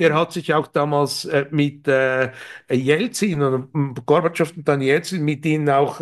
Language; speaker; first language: German; native; German